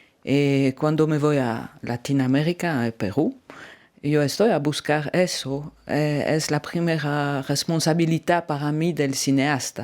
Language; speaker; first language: Spanish; non-native, learner; French